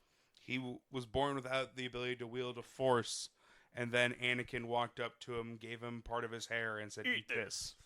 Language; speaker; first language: English; native; English